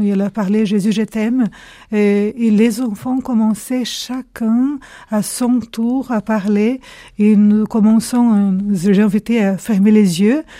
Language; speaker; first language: French; non-native, fluent; Portuguese